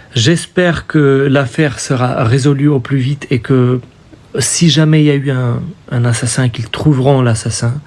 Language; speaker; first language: French; native; French